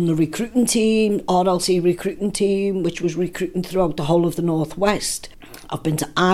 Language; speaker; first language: English; native; English